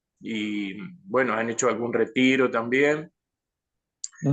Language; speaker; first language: Spanish; native; Spanish